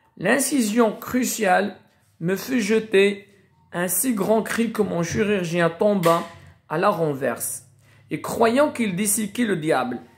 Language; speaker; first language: French; non-native, local second language; Arabic